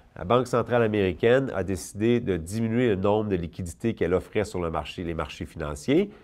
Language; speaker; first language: French; native; French